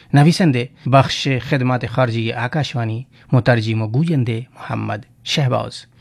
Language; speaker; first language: Persian; non-native, fluent; Urdu